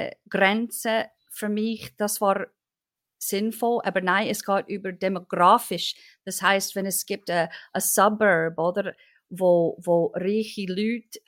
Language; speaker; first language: German; non-native, fluent; English